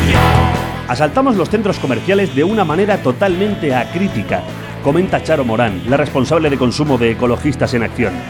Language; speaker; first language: Spanish; native; Spanish